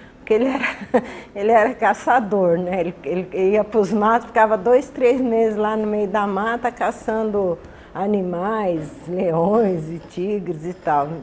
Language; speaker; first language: Portuguese; early bilingual, other home language; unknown